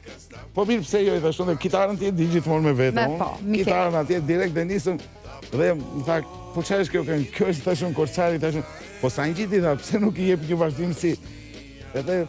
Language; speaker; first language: Albanian; native; Albanian